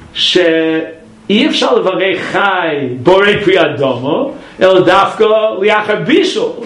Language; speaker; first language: Hebrew; non-native, fluent; English